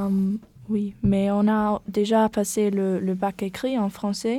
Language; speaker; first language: French; non-native, learner; German